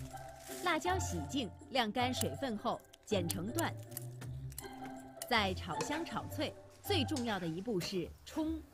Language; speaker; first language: Chinese; native; Chinese